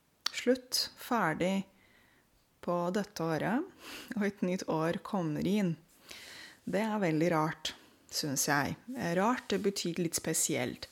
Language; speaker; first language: Norwegian; non-native, fluent; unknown